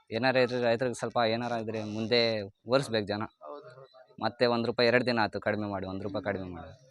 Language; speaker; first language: Kannada; non-native, local second language; Urdu